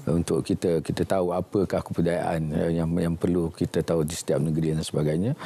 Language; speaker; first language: Malay; native; Malay